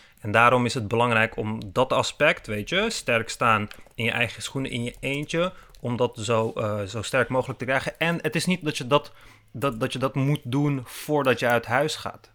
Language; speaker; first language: Dutch; early bilingual, other home language; Turkish